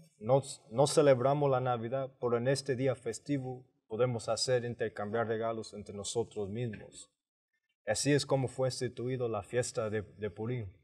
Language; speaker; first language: Spanish; early bilingual, heritage; Spanish